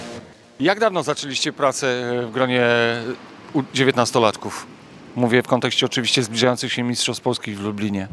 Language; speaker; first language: Polish; native; Polish